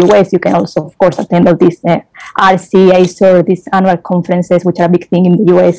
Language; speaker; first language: English; non-native, fluent; Spanish